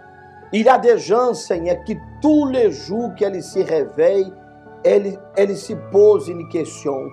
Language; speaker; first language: French; non-native, fluent; Portuguese